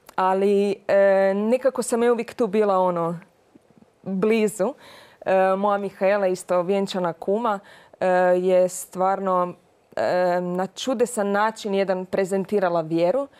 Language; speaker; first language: Croatian; native; Croatian